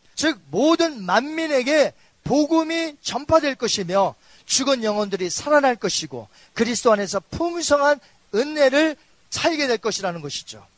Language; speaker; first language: Korean; native; Korean